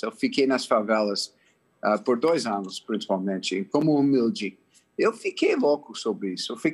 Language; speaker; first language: Portuguese; non-native, fluent; English